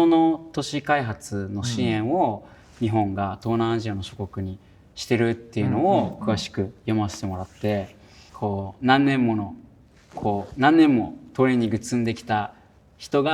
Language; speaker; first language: Japanese; early bilingual, other home language; Filipino